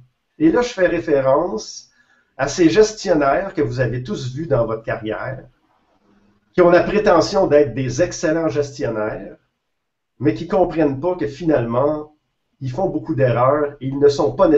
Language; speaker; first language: French; native; French